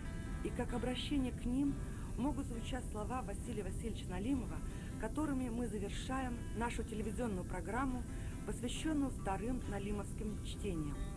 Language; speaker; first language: Russian; native; Russian